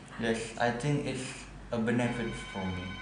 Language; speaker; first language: English; non-native, learner; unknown